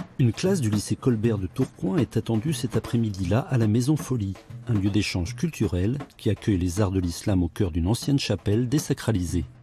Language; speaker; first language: French; native; French